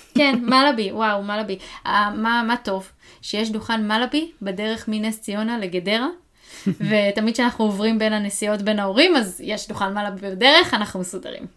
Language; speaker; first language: Hebrew; native; Hebrew